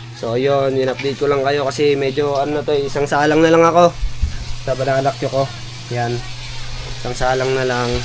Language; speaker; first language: Filipino; native; Filipino